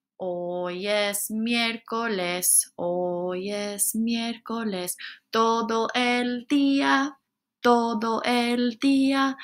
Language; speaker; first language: Spanish; non-native, fluent; English